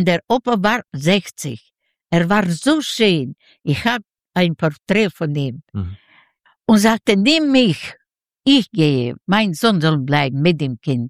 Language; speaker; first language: German; non-native, learner; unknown